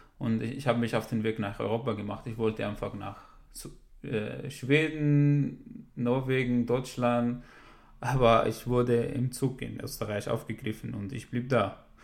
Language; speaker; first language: German; non-native, fluent; Arabic